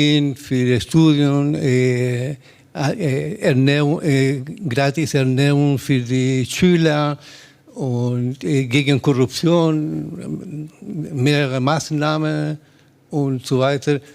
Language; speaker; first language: German; non-native, learner; Spanish